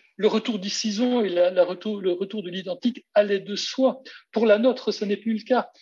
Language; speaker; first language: French; native; French